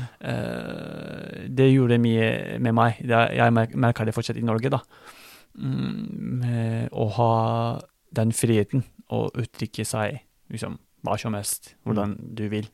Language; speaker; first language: Norwegian; non-native, fluent; Turkish